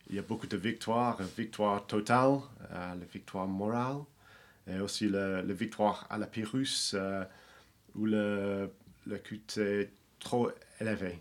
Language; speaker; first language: French; non-native, fluent; English